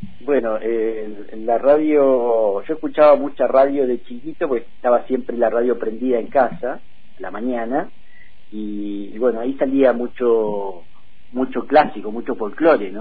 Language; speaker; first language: Spanish; native; Spanish